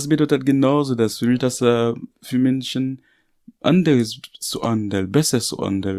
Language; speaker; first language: German; non-native, learner; Haitian Creole